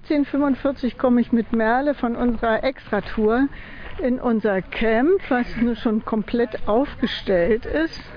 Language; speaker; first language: German; native; German